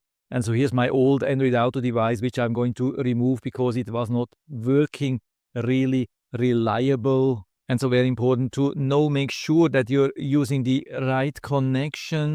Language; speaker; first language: English; non-native, fluent; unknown